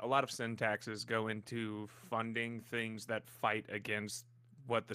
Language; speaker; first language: English; native; English